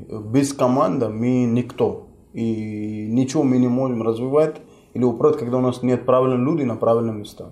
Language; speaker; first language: Russian; non-native, fluent; Hindi